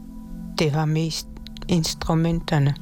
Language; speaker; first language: Danish; non-native, local second language; Kalaallisut